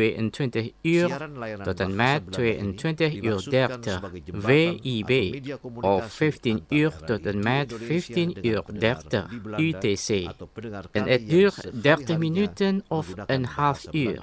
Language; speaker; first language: Dutch; non-native, learner; Indonesian